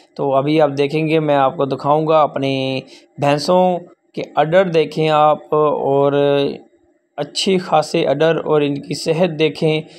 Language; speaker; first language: Urdu; non-native, local second language; Punjabi